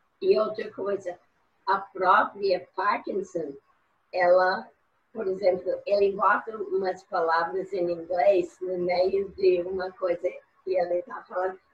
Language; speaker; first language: Portuguese; non-native, fluent; English